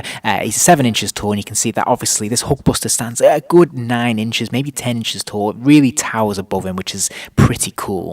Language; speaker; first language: English; native; English